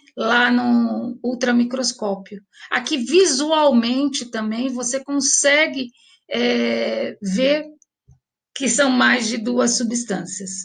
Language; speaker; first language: Portuguese; native; Portuguese